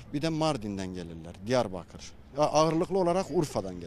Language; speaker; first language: Turkish; native; Turkish